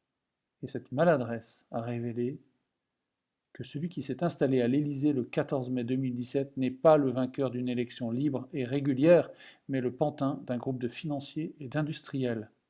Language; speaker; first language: French; native; French